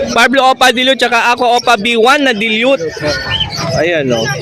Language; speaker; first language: Filipino; native; Filipino